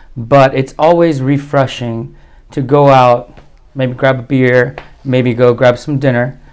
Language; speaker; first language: English; early bilingual, other home language; Spanish